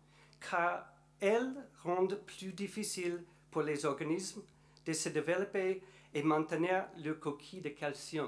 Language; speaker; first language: French; non-native, learner; English